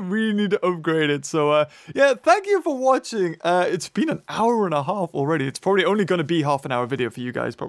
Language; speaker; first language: English; native; English